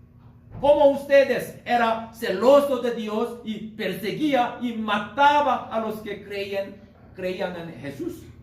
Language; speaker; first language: Spanish; non-native, learner; Korean